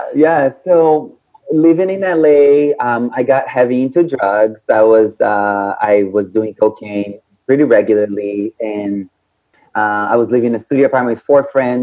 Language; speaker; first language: English; non-native, fluent; Portuguese